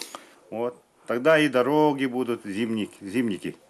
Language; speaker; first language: Russian; native; Russian